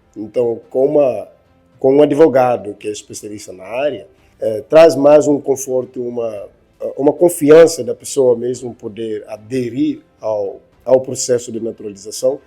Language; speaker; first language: Portuguese; non-native, local second language; Upper Guinea Crioulo